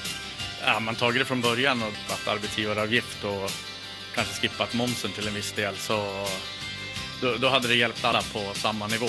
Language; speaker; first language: Swedish; native; Swedish